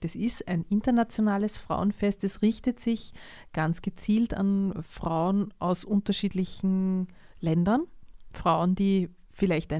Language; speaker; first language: German; native; German